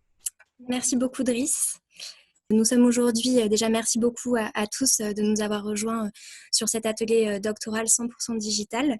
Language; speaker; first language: French; native; French